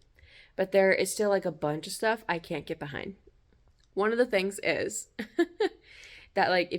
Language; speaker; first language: English; native; English